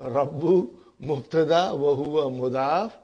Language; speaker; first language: Arabic; non-native, fluent; Urdu